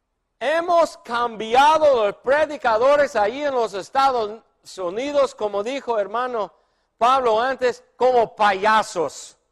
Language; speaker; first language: Spanish; non-native, fluent; English